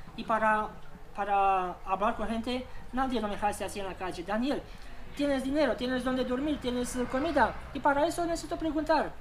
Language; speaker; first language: Spanish; non-native, learner; Romanian